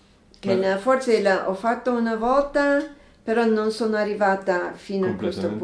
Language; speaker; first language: Italian; non-native, fluent; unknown